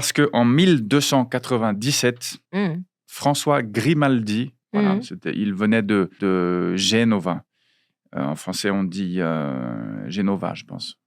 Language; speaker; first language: French; non-native, fluent; Portuguese